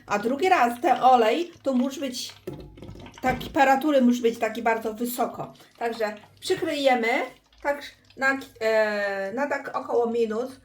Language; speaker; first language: Polish; non-native, learner; Chinese